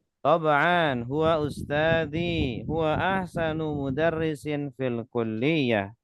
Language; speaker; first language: Arabic; non-native, fluent; Indonesian